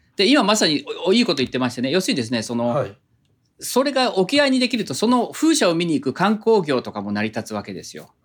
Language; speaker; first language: Japanese; native; Japanese